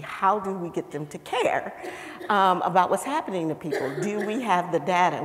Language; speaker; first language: English; native; English